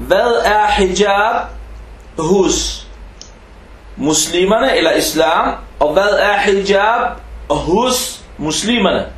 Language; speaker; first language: Danish; non-native, fluent; Arabic